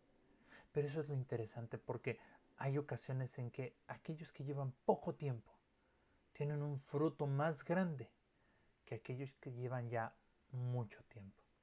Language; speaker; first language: Spanish; native; Spanish